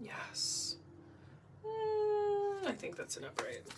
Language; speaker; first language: English; native; English